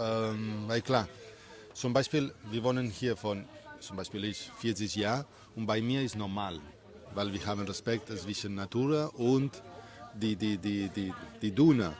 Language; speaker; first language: German; non-native, learner; Spanish